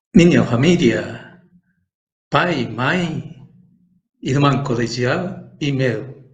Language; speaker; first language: Portuguese; non-native, learner; Japanese